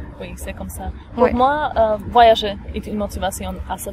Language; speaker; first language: French; non-native, fluent; Slovak